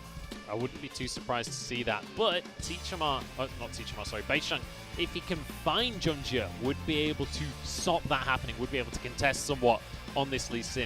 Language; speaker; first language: English; native; English